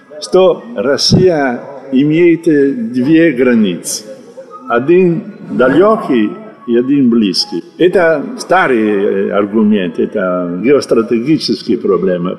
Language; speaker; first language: Russian; non-native, learner; Italian